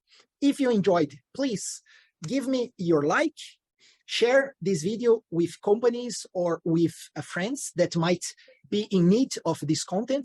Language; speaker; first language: English; non-native, fluent; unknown